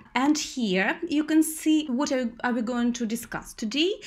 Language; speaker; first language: English; non-native, fluent; Russian